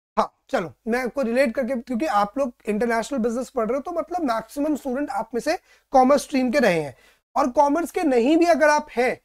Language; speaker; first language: Hindi; native; Hindi